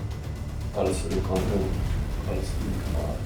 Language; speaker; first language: German; native; German